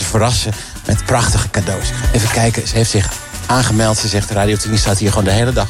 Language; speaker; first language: Dutch; native; Dutch